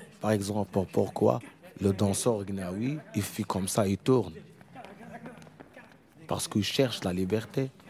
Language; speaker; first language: French; non-native, learner; Arabic